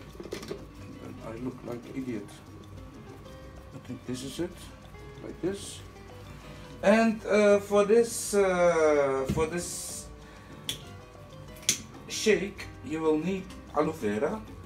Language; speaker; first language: English; non-native, fluent; Dutch